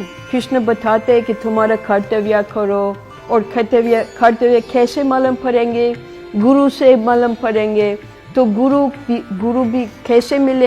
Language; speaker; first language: Hindi; non-native, fluent; English